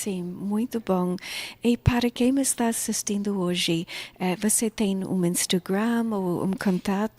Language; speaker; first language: Portuguese; non-native, learner; English